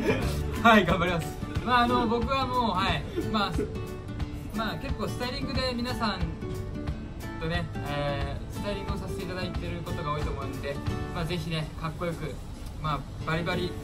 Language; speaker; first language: Japanese; native; Japanese